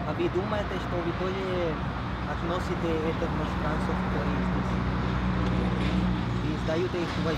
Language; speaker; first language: Russian; non-native, learner; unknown